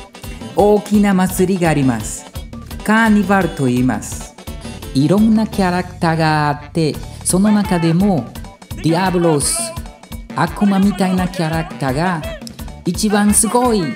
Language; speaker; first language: Japanese; non-native, fluent; Spanish